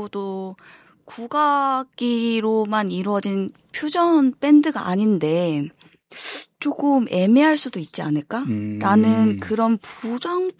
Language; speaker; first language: Korean; native; Korean